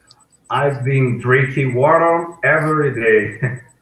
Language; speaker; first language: English; non-native, learner; Portuguese